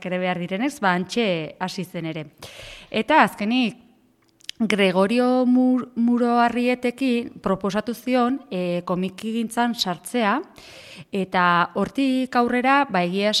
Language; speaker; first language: Basque; native; Basque